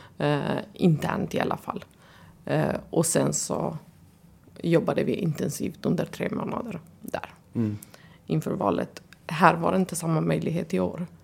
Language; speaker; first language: Swedish; early bilingual, other home language; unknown